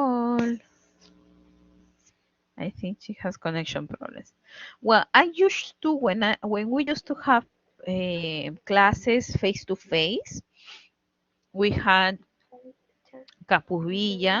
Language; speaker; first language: English; non-native, fluent; Spanish